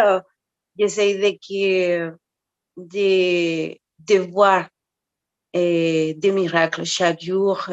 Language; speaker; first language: French; non-native, fluent; Spanish